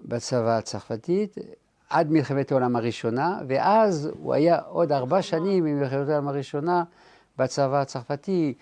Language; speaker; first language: Hebrew; non-native, fluent; French